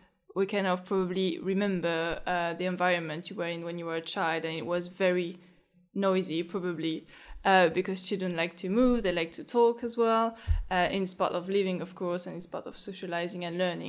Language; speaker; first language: English; non-native, fluent; French